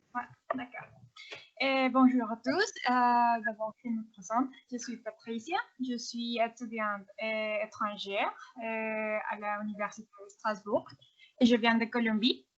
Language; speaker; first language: French; non-native, fluent; Spanish